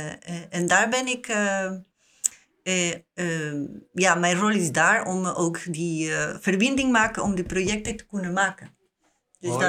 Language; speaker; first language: Dutch; non-native, learner; Spanish